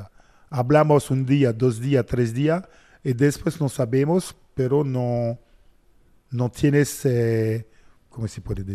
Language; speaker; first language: Spanish; non-native, learner; French